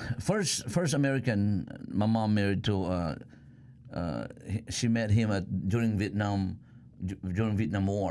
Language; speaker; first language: English; non-native, local second language; Filipino